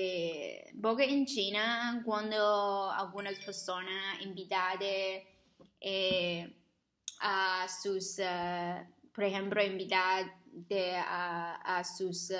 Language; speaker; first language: Spanish; non-native, learner; Chinese